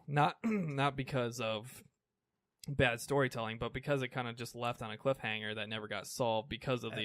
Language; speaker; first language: English; native; English